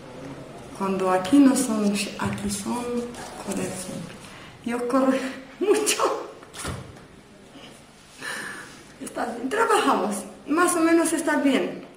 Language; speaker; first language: Spanish; non-native, learner; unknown